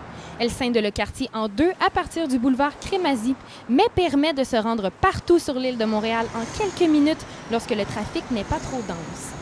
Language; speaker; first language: French; native; French